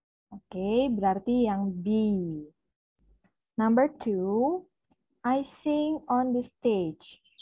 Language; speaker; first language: English; non-native, fluent; Indonesian